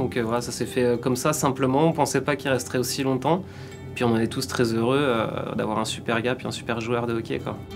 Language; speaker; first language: French; native; French